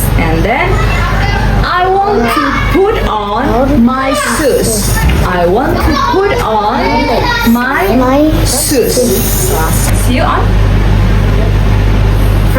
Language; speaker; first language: English; non-native, local second language; Indonesian